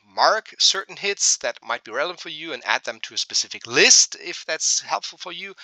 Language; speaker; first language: English; non-native, fluent; German